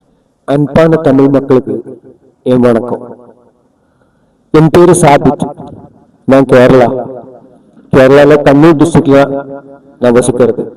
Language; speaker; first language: Tamil; non-native, learner; Malayalam